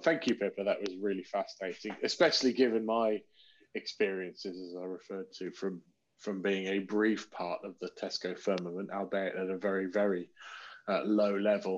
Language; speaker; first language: English; native; English